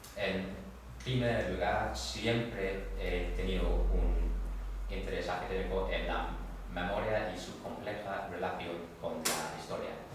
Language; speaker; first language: Spanish; non-native, learner; English